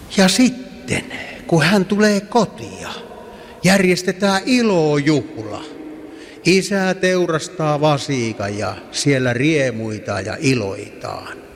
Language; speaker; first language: Finnish; native; Finnish